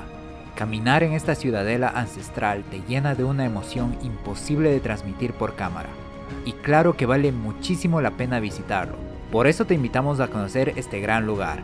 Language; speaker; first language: Spanish; native; Spanish